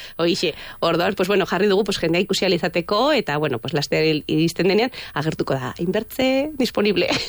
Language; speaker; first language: Basque; non-native, local second language; Spanish